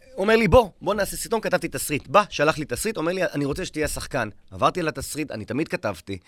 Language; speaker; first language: Hebrew; native; Hebrew